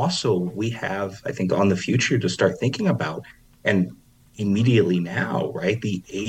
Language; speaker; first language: English; native; English